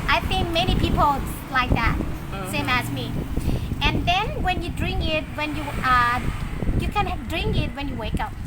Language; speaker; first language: English; non-native, learner; Thai